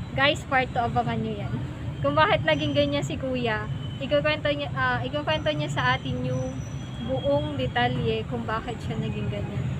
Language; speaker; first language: Filipino; non-native, local second language; Bikol